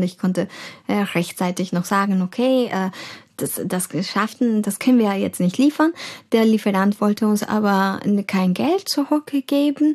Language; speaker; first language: German; early bilingual, heritage; German